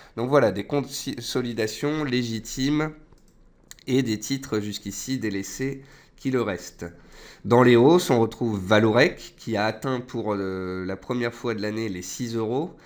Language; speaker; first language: French; native; French